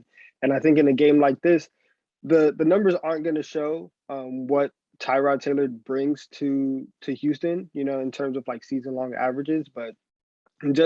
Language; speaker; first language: English; native; English